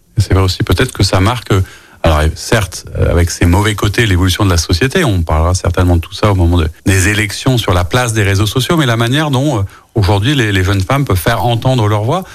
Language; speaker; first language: French; native; French